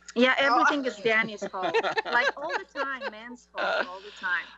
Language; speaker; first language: English; early bilingual, other home language; Romanian